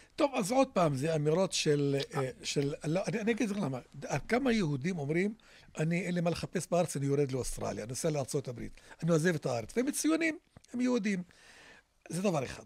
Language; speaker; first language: Hebrew; non-native, local second language; Arabic